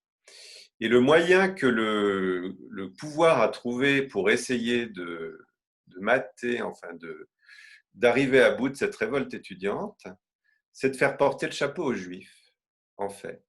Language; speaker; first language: French; native; French